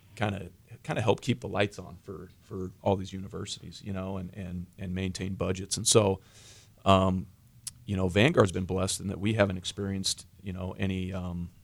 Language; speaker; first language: English; native; English